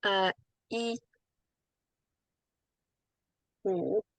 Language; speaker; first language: Chinese; non-native, learner; English